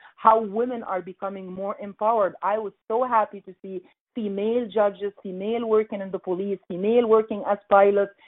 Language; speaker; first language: English; non-native, fluent; Arabic